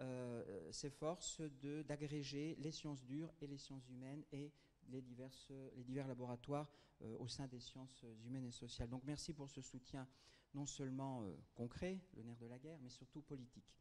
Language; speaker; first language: French; native; French